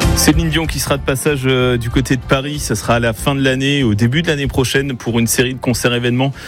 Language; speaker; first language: French; native; French